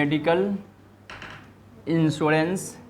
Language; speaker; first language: Hindi; native; Hindi